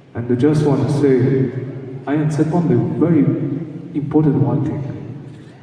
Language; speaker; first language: English; non-native, learner; Kazakh